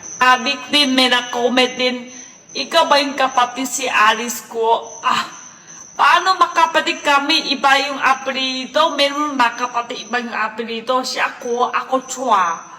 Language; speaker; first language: Filipino; non-native, learner; Chinese